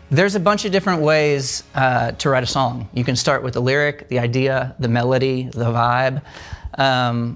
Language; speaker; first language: English; native; English